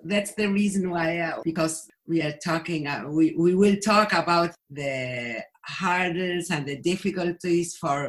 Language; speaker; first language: English; non-native, fluent; Spanish